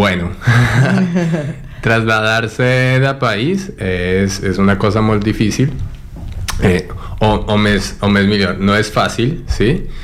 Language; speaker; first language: Catalan; non-native, learner; Spanish